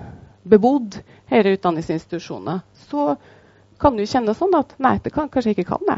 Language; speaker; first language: Norwegian; native; Norwegian